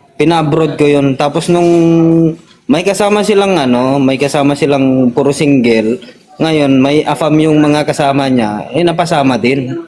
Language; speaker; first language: Filipino; non-native, local second language; Iloko